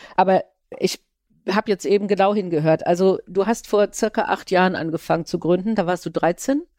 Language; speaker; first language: German; native; German